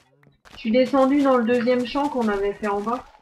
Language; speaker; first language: French; native; French